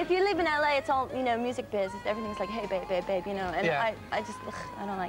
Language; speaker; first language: English; native; English